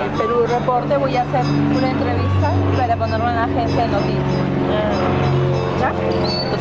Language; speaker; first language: Spanish; native; Spanish